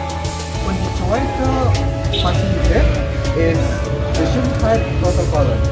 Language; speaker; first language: German; non-native, learner; Indonesian